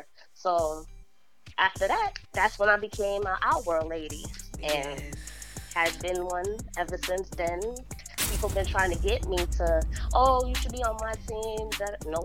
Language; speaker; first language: English; native; English